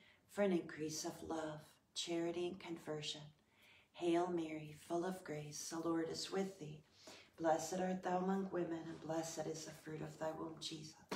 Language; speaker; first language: English; native; English